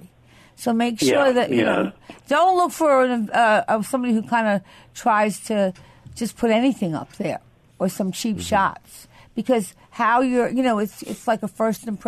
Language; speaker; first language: English; native; English